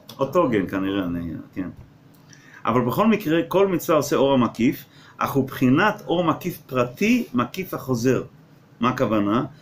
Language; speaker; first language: Hebrew; non-native, fluent; English